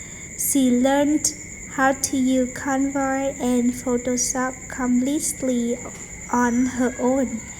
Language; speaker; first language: English; non-native, learner; Vietnamese